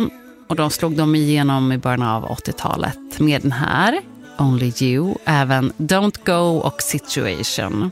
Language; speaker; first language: Swedish; native; Swedish